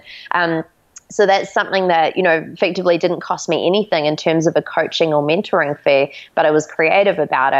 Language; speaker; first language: English; native; English